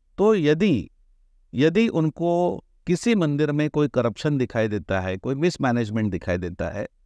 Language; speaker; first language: Hindi; non-native, local second language; Marathi